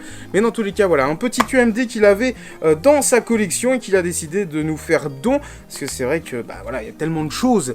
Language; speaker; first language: French; native; French